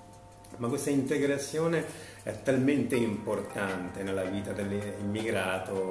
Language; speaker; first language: Italian; non-native, fluent; Urdu